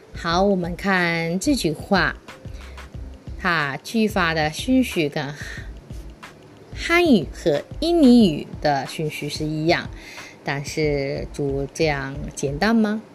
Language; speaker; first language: Chinese; early bilingual, heritage; Chinese